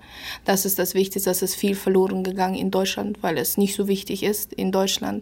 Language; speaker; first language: German; early bilingual, other home language; Russian